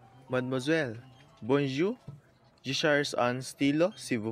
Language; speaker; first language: French; non-native, learner; Filipino